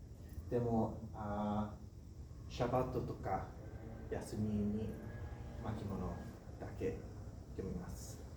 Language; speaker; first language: Japanese; non-native, learner; English